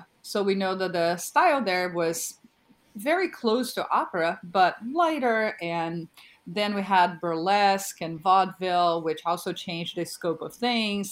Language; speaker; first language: English; non-native, fluent; Portuguese